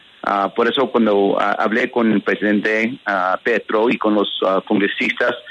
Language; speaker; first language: Spanish; early bilingual, heritage; Spanish